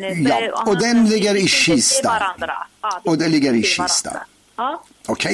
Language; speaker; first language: Swedish; non-native, fluent; Persian